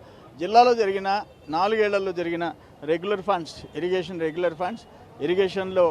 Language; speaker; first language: Telugu; native; Telugu